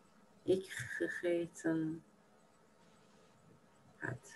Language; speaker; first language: Dutch; non-native, learner; Turkish